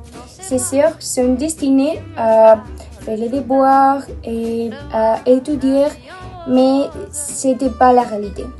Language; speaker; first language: French; non-native, learner; Spanish